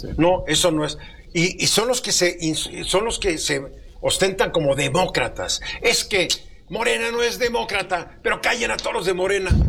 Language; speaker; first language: Spanish; native; Spanish